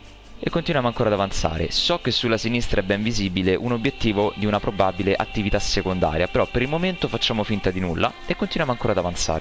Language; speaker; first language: Italian; native; Italian